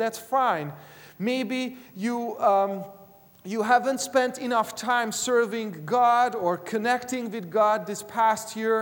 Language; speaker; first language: English; non-native, fluent; Hungarian